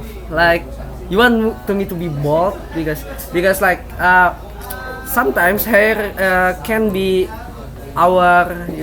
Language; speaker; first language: English; non-native, learner; Indonesian